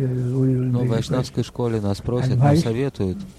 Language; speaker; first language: Russian; native; Russian